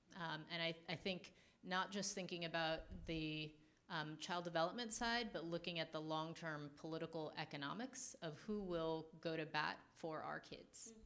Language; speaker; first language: English; native; English